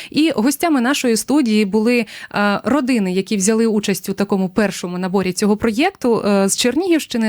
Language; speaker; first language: Ukrainian; native; Ukrainian